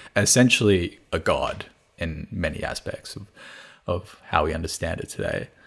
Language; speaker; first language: English; non-native, local second language; Cantonese